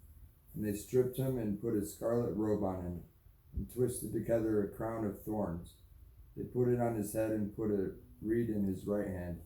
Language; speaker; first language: English; native; English